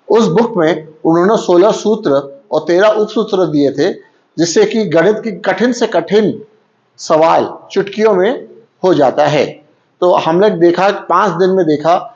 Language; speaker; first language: Hindi; native; Hindi